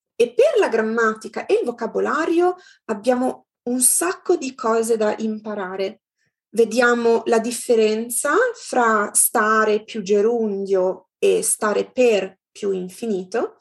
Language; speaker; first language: Italian; native; Italian